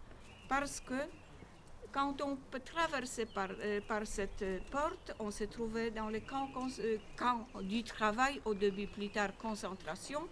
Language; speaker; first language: French; non-native, learner; Polish